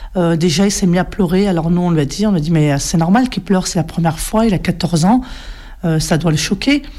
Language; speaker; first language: French; native; French